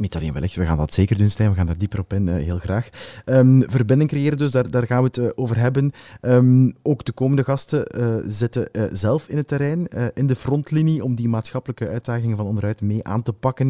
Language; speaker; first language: Dutch; native; Dutch